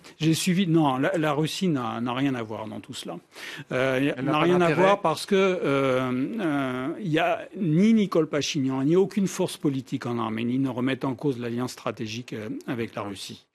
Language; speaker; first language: French; native; French